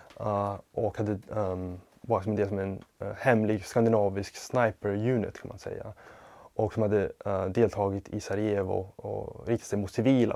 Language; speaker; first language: Swedish; non-native, fluent; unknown